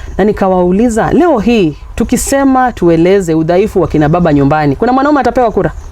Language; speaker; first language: Swahili; non-native, local second language; Luyia